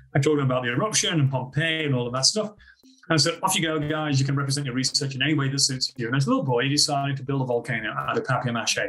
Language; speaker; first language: English; native; English